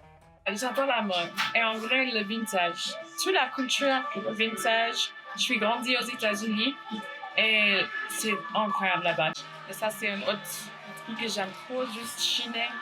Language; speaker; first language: French; early bilingual, heritage; French